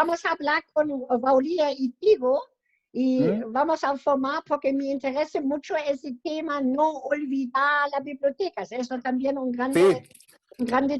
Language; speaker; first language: Spanish; non-native, fluent; German